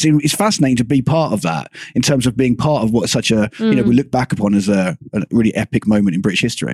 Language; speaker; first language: English; native; English